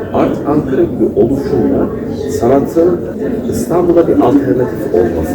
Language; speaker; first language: Turkish; native; Turkish